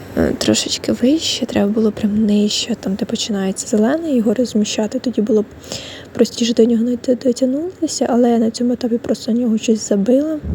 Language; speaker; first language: Ukrainian; non-native, local second language; Russian